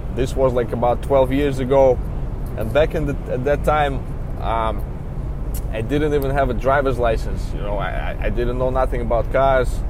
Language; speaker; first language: English; non-native, fluent; Russian